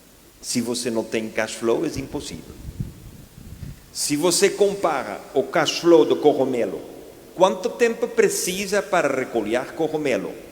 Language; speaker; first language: Portuguese; non-native, fluent; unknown